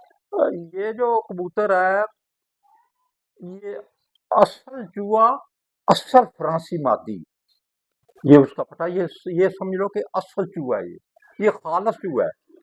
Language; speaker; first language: Hindi; non-native, local second language; Punjabi